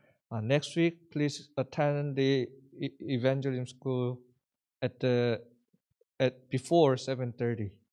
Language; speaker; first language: English; non-native, fluent; Korean